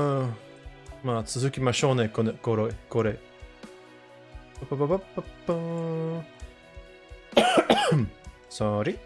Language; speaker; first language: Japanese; non-native, learner; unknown